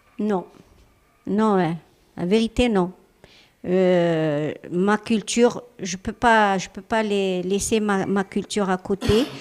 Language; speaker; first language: French; non-native, local second language; Arabic